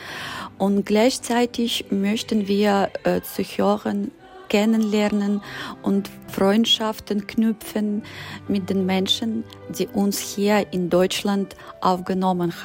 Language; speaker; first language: German; non-native, learner; Ukrainian